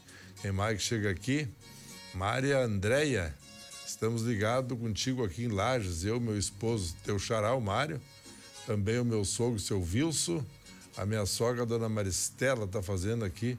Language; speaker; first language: Portuguese; native; Portuguese